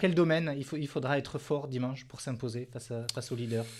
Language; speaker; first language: French; native; French